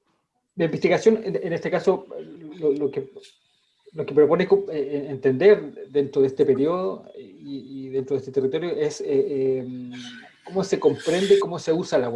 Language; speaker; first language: Spanish; native; Spanish